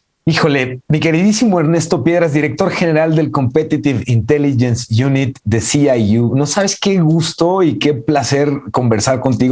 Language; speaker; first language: Spanish; native; Spanish